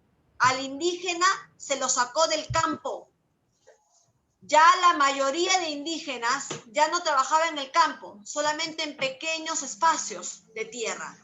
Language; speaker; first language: Spanish; native; Spanish